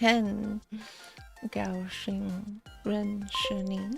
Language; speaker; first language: Chinese; non-native, learner; English